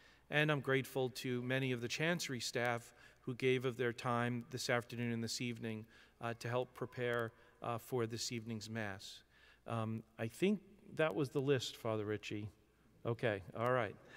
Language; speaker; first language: English; native; English